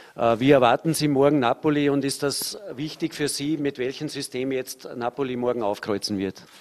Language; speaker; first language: German; non-native, learner; English